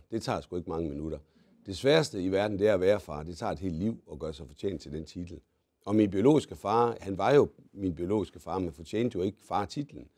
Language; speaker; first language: Danish; native; Danish